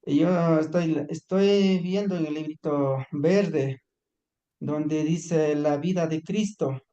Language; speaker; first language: Spanish; non-native, local second language; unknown